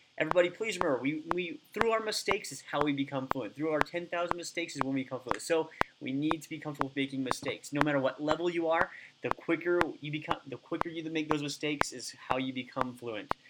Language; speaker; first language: English; native; English